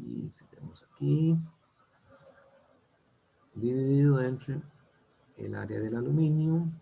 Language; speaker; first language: Spanish; native; Spanish